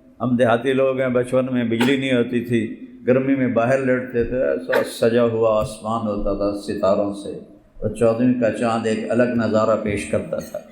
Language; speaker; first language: Urdu; non-native, local second language; Punjabi